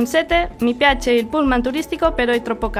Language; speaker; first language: Italian; non-native, learner; Catalan